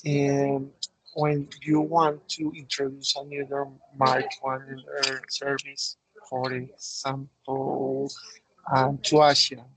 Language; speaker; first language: English; non-native, learner; Spanish